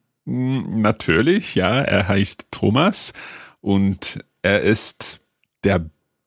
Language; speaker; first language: German; non-native, learner; English